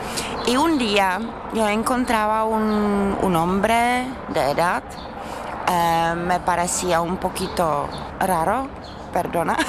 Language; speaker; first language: Spanish; non-native, learner; Czech